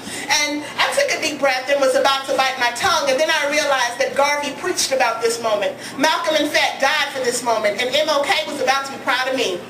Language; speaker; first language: English; native; English